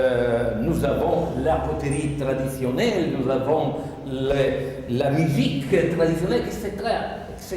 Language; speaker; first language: French; non-native, fluent; Italian